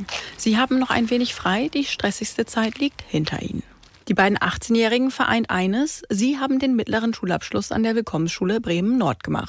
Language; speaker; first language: German; native; German